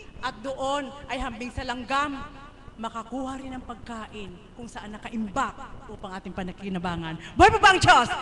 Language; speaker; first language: Filipino; non-native, local second language; Cebuano